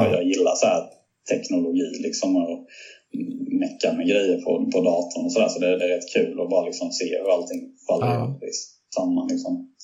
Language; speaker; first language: Swedish; native; Swedish